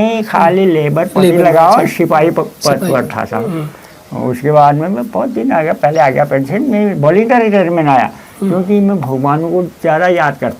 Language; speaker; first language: Hindi; non-native, local second language; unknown